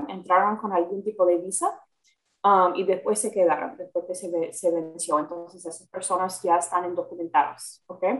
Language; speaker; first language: Spanish; non-native, fluent; English